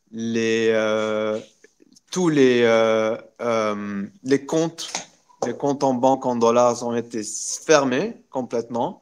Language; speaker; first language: French; non-native, local second language; Arabic